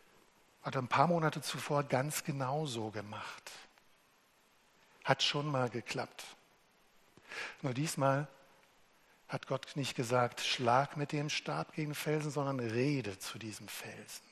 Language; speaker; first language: German; native; German